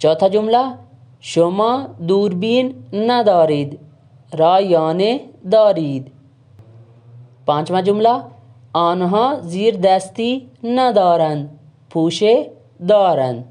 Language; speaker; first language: Persian; non-native, learner; Urdu